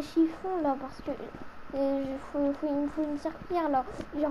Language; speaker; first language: French; native; French